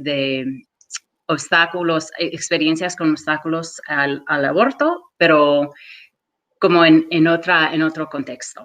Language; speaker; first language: Spanish; non-native, fluent; English